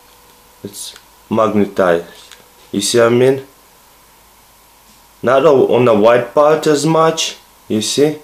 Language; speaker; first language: English; non-native, fluent; Russian